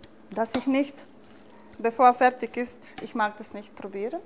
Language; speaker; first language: German; non-native, fluent; Serbian